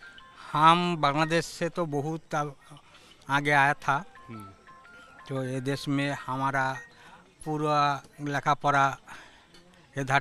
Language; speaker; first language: Hindi; non-native, local second language; Bangla